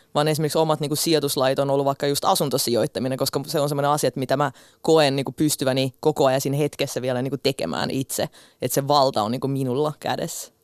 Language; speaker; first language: Finnish; early bilingual, other home language; Russian